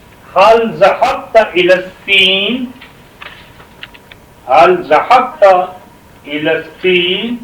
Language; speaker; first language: Arabic; non-native, fluent; Urdu